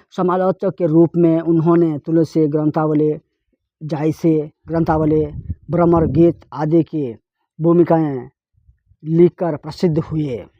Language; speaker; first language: Hindi; non-native, local second language; Telugu